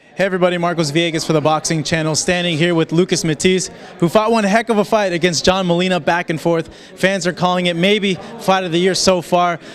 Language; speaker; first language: English; early bilingual, other home language; Spanish